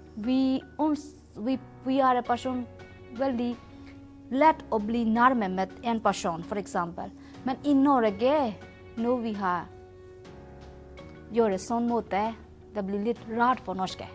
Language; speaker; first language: Norwegian; non-native, learner; Burmese